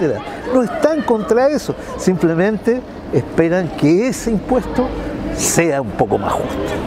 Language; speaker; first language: Spanish; native; Spanish